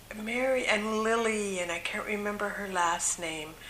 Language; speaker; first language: English; native; English